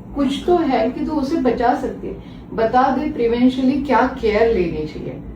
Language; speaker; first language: Hindi; non-native, local second language; Marathi